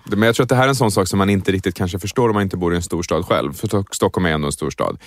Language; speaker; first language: Swedish; native; Swedish